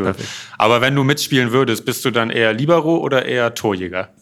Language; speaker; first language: German; native; German